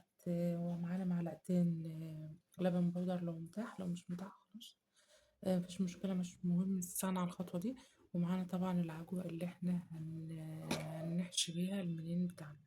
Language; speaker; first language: Arabic; native; Arabic